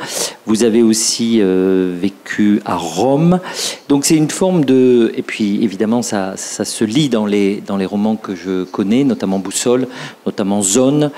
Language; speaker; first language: French; native; French